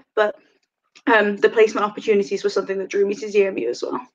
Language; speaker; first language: English; native; English